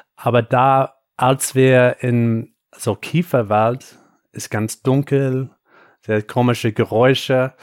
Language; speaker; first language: German; non-native, fluent; English